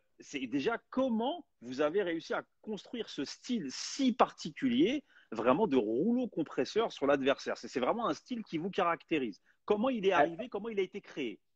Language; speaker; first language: French; native; French